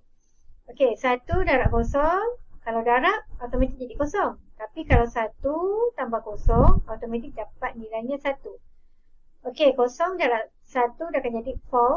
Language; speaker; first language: Malay; native; Malay